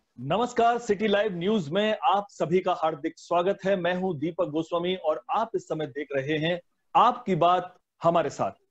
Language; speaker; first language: Hindi; native; Hindi